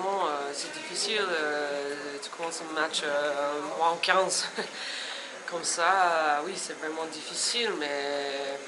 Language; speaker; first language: French; non-native, fluent; English